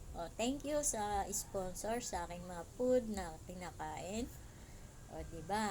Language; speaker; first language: Filipino; native; Filipino